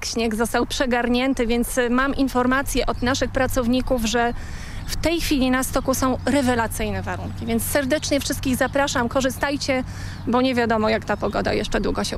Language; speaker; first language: Polish; native; Polish